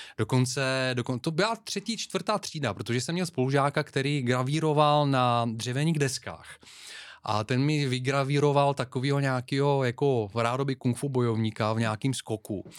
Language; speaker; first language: Czech; non-native, fluent; Bulgarian